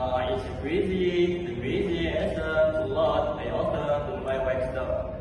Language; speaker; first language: English; non-native, learner; Indonesian